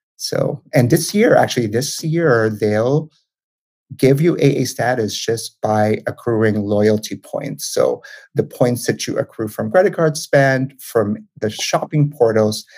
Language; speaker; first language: English; non-native, local second language; Filipino